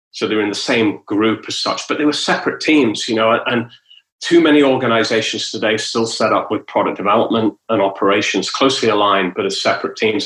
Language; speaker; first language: English; native; English